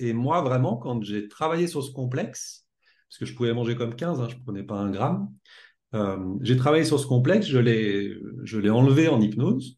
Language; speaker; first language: French; native; French